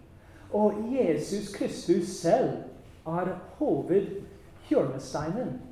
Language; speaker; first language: Norwegian; non-native, fluent; English